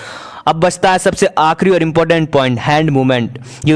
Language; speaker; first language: Hindi; native; Hindi